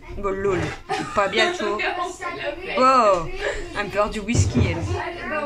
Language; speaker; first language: French; native; French